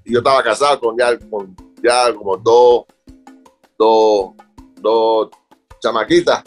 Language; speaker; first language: Spanish; early bilingual, other home language; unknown